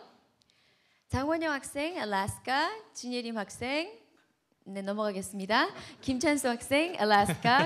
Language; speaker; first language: Korean; native; Korean